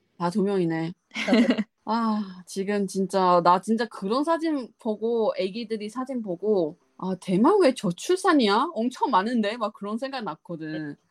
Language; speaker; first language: Korean; non-native, learner; Chinese